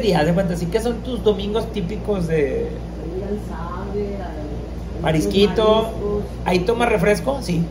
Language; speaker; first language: Spanish; native; Spanish